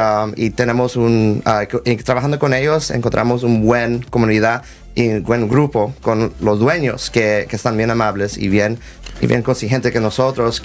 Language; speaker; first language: Spanish; early bilingual, heritage; Spanish